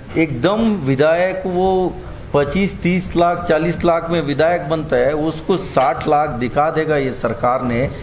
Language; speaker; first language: Hindi; non-native, local second language; Kannada